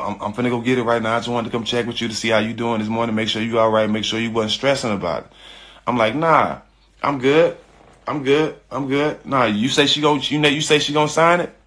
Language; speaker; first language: English; native; English